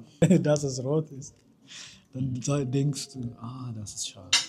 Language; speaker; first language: German; non-native, fluent; Amharic